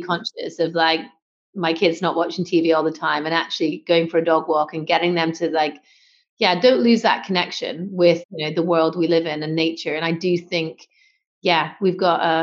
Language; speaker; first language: English; native; English